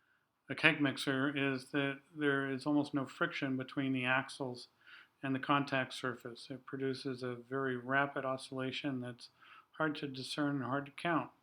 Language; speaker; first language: English; native; English